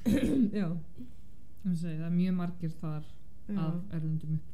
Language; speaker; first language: Icelandic; native; Icelandic